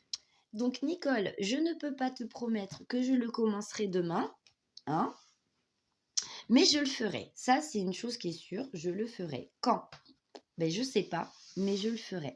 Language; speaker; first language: French; native; French